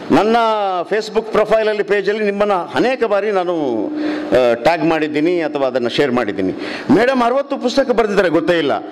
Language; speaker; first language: Kannada; non-native, local second language; Tulu